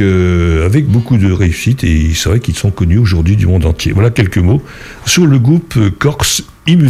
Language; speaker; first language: French; native; French